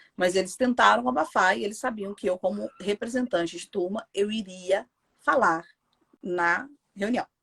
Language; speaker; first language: Portuguese; native; Portuguese